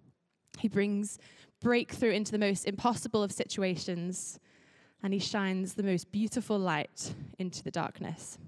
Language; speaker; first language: English; native; English